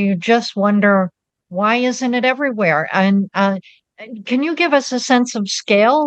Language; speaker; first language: English; native; English